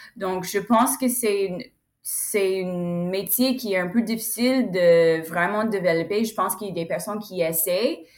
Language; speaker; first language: French; non-native, fluent; English